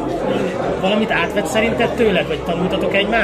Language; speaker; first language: Hungarian; native; Hungarian